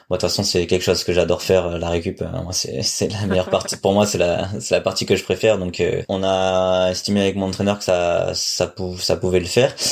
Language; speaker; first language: French; native; French